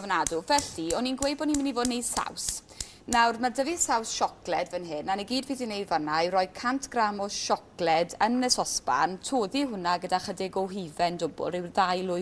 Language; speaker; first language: Welsh; native; Welsh